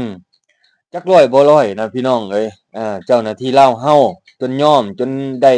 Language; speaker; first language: Thai; non-native, local second language; Northeastern Thai